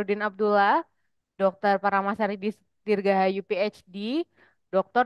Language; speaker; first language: Indonesian; native; Indonesian